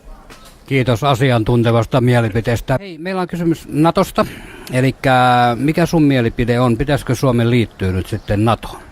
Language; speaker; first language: Finnish; native; Finnish